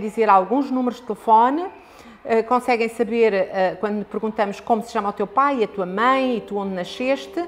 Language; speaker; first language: Portuguese; native; Portuguese